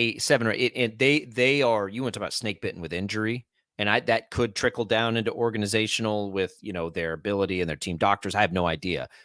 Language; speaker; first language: English; native; English